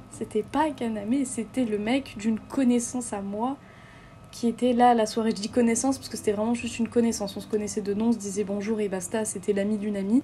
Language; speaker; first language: French; native; French